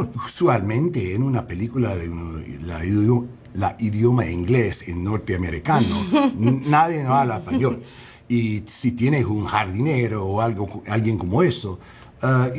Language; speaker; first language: Spanish; non-native, learner; English